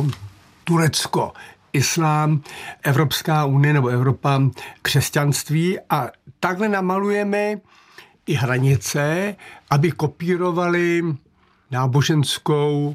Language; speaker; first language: Czech; native; Czech